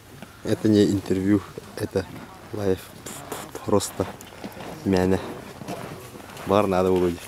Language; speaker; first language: Russian; non-native, local second language; Yakut